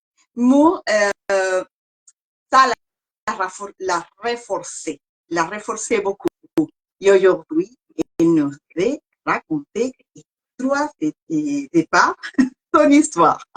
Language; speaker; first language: French; non-native, learner; Spanish